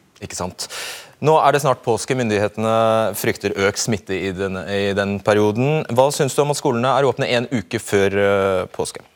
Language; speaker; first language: Norwegian; native; Norwegian